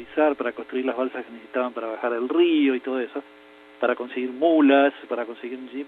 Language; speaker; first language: Spanish; native; Spanish